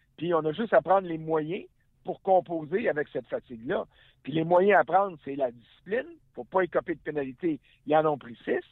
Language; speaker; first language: French; native; French